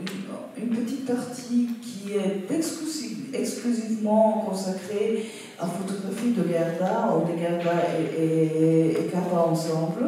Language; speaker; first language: French; non-native, fluent; Italian